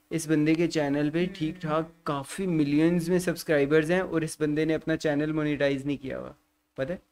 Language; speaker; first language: Urdu; native; Urdu